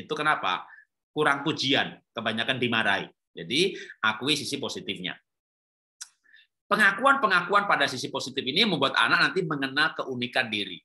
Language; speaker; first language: Indonesian; native; Indonesian